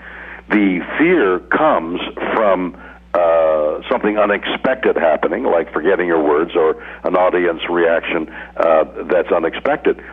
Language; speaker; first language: English; native; English